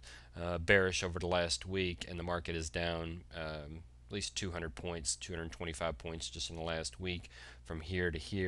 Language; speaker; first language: English; native; English